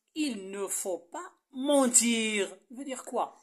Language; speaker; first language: French; non-native, local second language; Arabic